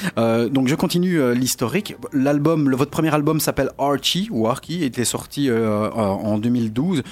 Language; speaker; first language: French; native; French